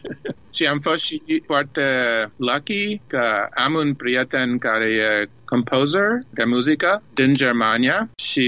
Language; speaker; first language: Romanian; early bilingual, heritage; Romanian